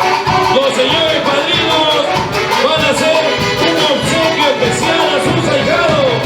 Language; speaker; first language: Spanish; native; Spanish